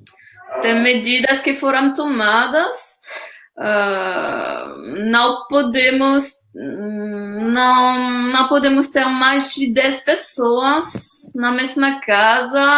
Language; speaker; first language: Portuguese; non-native, fluent; French